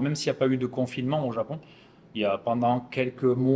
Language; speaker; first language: French; native; French